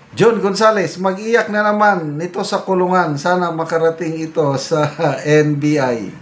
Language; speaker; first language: Filipino; native; Filipino